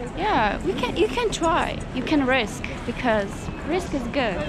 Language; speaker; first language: English; non-native, learner; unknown